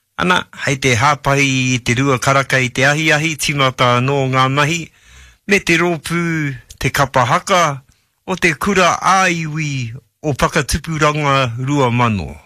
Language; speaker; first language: Māori; native; Māori